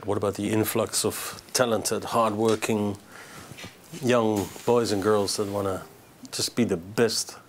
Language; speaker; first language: English; non-native, fluent; Dutch